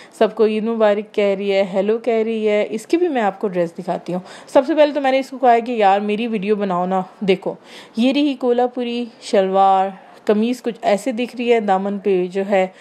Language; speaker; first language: Urdu; native; Urdu